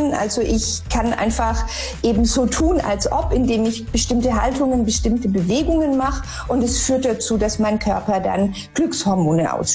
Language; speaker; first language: German; native; German